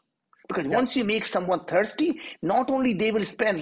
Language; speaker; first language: English; non-native, local second language; Hindi